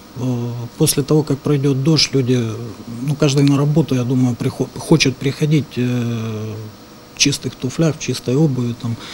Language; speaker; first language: Russian; native; Russian